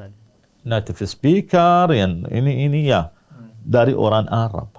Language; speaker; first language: Indonesian; non-native, learner; Arabic